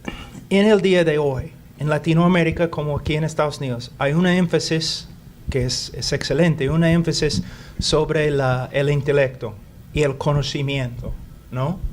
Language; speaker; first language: Spanish; non-native, fluent; English